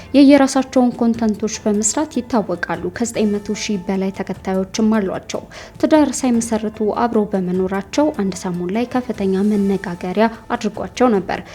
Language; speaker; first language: Amharic; native; Amharic